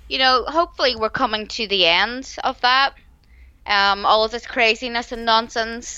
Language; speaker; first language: English; native; English